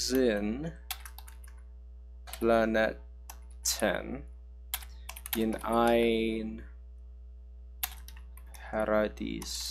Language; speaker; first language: German; non-native, learner; English